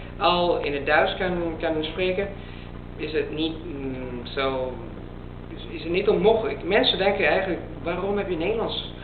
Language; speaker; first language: Dutch; non-native, learner; Italian